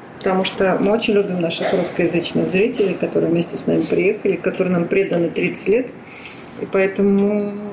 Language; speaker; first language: Russian; native; Russian